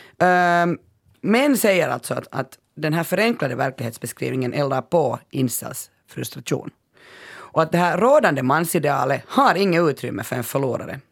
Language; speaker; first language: Swedish; native; Swedish